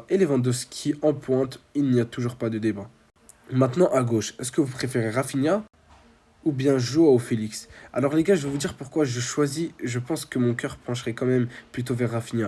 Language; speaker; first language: French; native; French